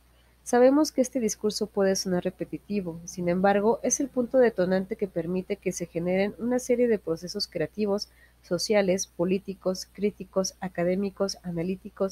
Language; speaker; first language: Spanish; native; Spanish